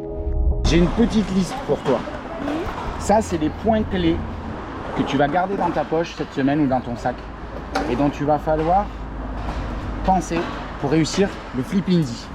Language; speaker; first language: French; native; French